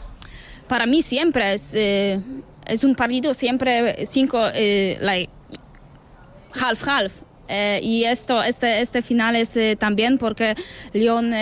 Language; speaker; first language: Spanish; non-native, learner; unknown